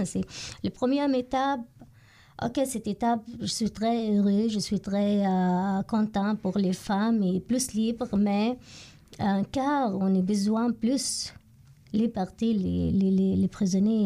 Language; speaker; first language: French; non-native, learner; Arabic